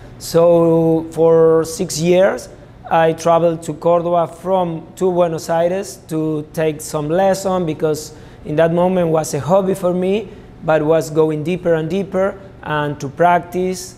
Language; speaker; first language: English; non-native, fluent; Spanish